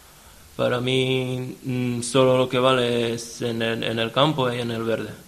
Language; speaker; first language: Spanish; non-native, fluent; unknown